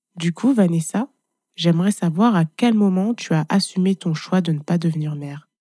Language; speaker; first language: French; non-native, fluent; German